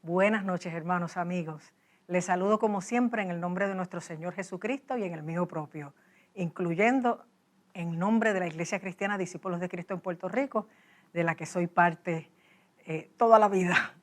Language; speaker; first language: Spanish; native; Spanish